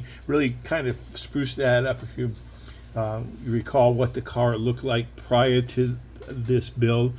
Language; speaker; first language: English; native; English